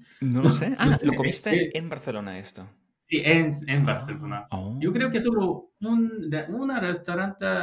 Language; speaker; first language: Spanish; non-native, learner; Korean